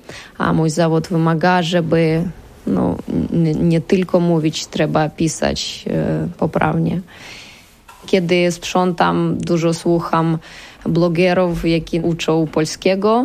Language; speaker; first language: Polish; non-native, learner; Ukrainian